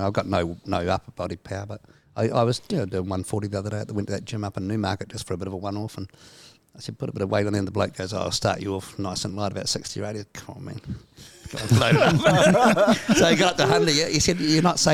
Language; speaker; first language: English; native; English